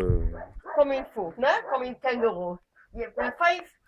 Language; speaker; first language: French; non-native, learner; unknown